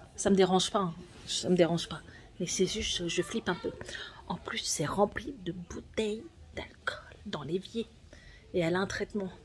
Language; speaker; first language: French; native; French